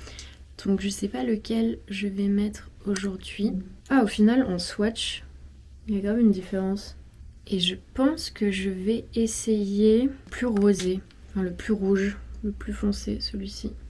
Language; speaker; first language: French; native; French